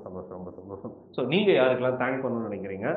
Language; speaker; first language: Tamil; native; Tamil